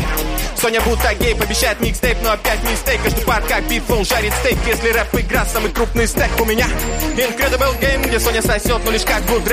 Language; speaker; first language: Russian; native; Russian